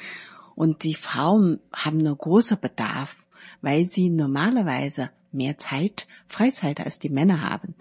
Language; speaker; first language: German; non-native, learner; Chinese